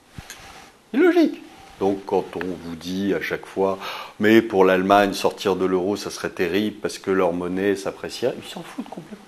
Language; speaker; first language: French; native; French